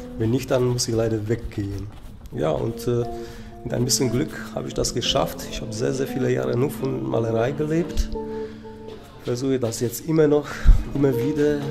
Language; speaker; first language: German; non-native, fluent; Polish